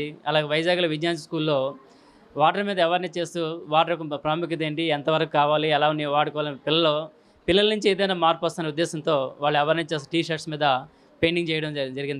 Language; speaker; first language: Telugu; native; Telugu